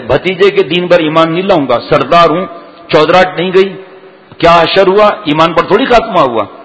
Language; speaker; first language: Urdu; native; Urdu